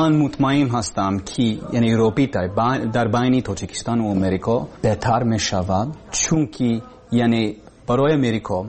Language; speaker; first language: Persian; non-native, learner; English